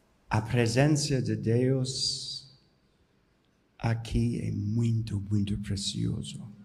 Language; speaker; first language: Portuguese; non-native, learner; English